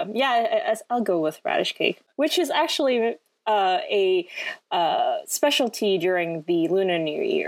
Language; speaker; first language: English; non-native, local second language; Cantonese